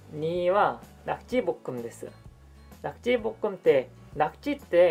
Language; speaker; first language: Japanese; non-native, fluent; Korean